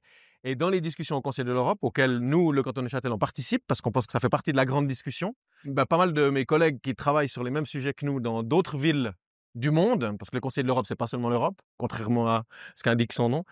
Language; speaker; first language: French; native; French